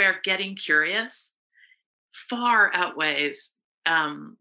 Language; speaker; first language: English; native; English